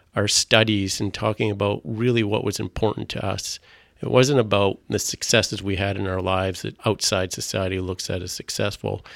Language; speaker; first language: English; non-native, fluent; French